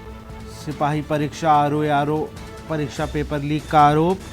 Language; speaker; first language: Hindi; native; Hindi